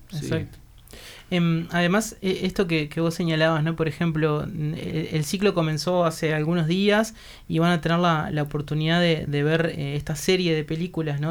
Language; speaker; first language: Spanish; native; Spanish